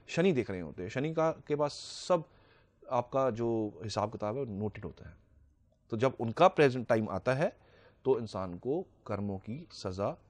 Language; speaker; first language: Hindi; native; Hindi